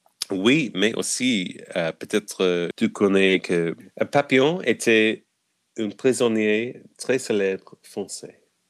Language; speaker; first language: French; non-native, learner; English